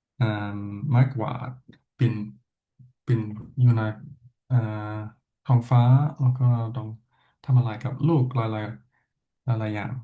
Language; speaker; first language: Thai; non-native, fluent; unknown